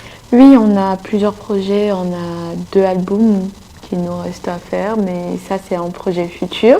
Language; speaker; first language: French; non-native, local second language; Sango